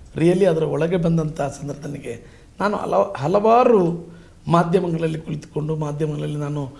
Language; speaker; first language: Kannada; non-native, local second language; Tulu